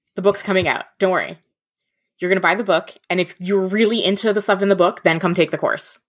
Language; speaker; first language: English; native; English